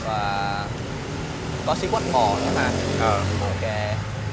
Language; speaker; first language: Vietnamese; native; Vietnamese